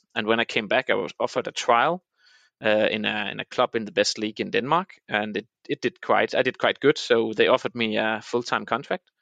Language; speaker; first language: English; non-native, fluent; Danish